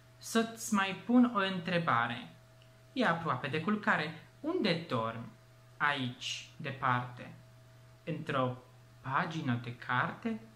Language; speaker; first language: Romanian; non-native, fluent; Polish